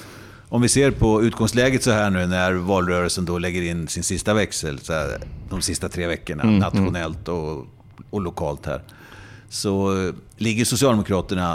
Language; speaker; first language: Swedish; native; Swedish